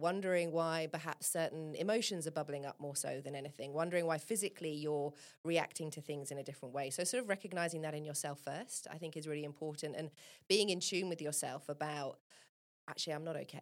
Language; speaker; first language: English; native; English